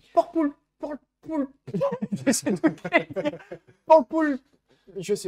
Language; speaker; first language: French; native; French